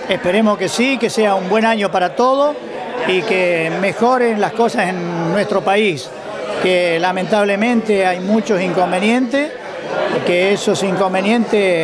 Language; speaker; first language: Spanish; native; Spanish